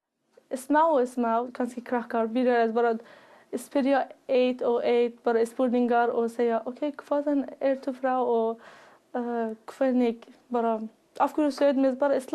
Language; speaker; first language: Icelandic; non-native, learner; Persian